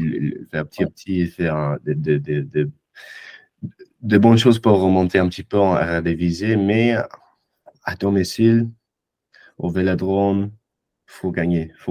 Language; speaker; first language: French; non-native, fluent; English